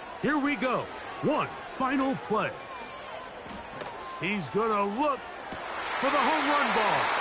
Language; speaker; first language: English; native; English